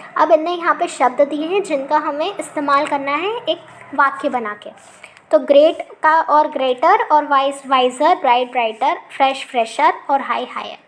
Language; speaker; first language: Hindi; native; Hindi